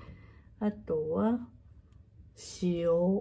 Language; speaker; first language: Japanese; non-native, learner; Chinese